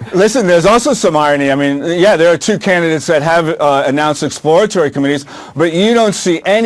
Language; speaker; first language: English; native; English